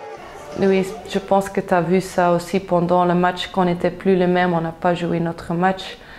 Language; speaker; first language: French; non-native, local second language; Dutch